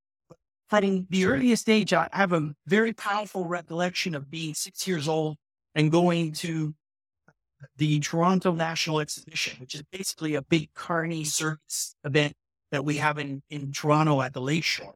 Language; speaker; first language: English; native; English